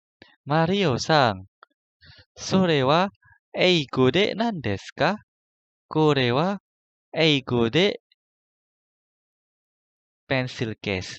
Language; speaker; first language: Japanese; non-native, fluent; Indonesian